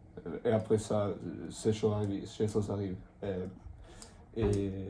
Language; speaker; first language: French; non-native, learner; Swedish